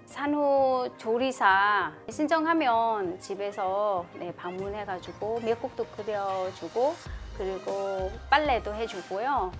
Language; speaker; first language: Korean; non-native, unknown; Vietnamese